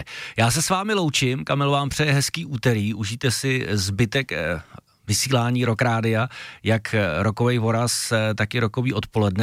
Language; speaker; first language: Czech; native; Czech